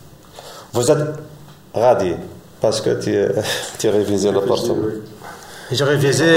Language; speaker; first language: French; non-native, learner; Arabic